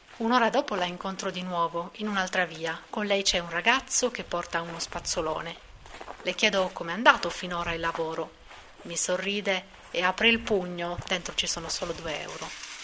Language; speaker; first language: Italian; native; Italian